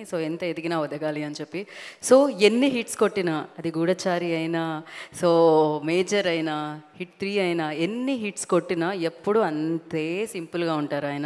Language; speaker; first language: Telugu; native; Telugu